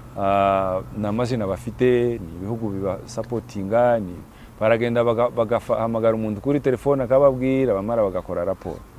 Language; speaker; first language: Kinyarwanda; native; Kinyarwanda